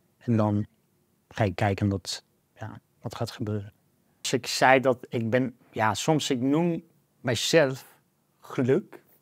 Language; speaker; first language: Dutch; non-native, fluent; Persian